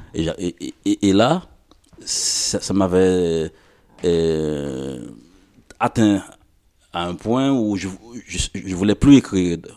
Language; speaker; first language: French; non-native, local second language; Haitian Creole